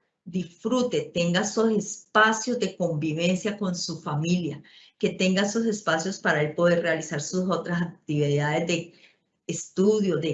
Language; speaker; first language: Spanish; native; Spanish